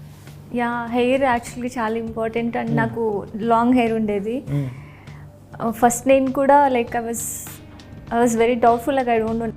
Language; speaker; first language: Telugu; non-native, local second language; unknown